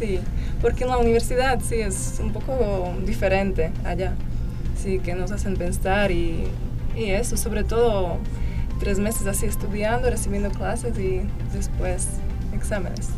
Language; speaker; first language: Spanish; non-native, fluent; Slovak